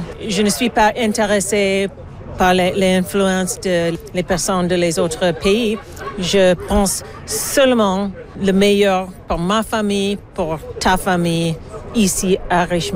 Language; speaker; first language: French; non-native, learner; English